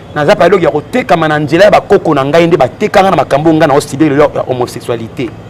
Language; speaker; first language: Lingala; non-native, local second language; Mongo